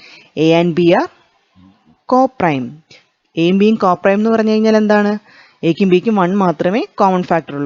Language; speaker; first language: Malayalam; native; Malayalam